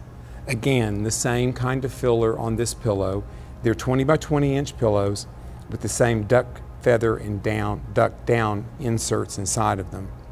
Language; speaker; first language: English; native; English